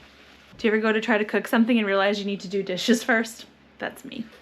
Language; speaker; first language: English; native; English